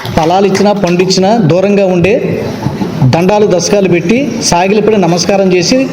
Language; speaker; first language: Telugu; native; Telugu